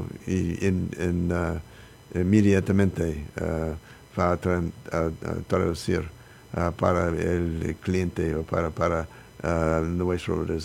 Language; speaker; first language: Spanish; non-native, learner; English